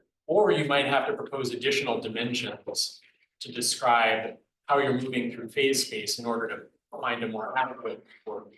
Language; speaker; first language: English; native; English